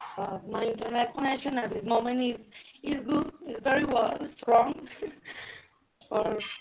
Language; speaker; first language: English; non-native, learner; Spanish